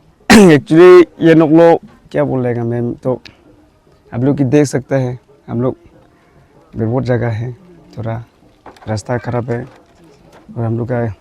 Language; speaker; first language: Hindi; non-native, local second language; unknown